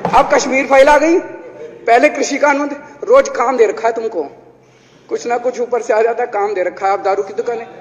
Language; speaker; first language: Hindi; native; Hindi